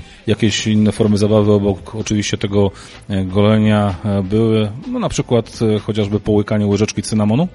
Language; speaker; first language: Polish; native; Polish